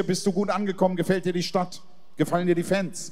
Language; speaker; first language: German; native; German